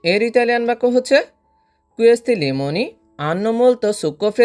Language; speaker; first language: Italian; non-native, fluent; Bangla